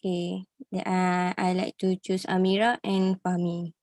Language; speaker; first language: English; non-native, learner; Malay